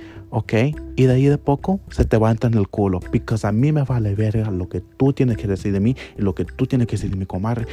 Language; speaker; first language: Spanish; early bilingual, heritage; Spanish